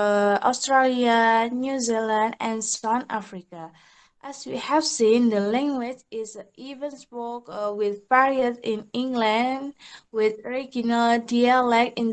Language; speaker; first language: English; non-native, learner; Indonesian